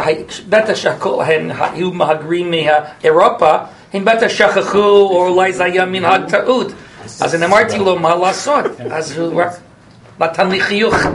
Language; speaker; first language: Hebrew; non-native, fluent; English